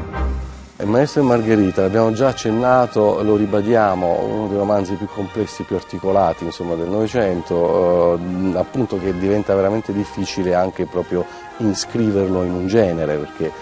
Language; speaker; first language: Italian; native; Italian